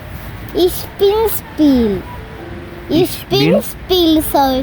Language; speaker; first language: German; non-native, learner; Malayalam